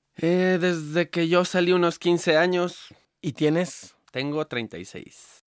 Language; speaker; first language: Spanish; native; Spanish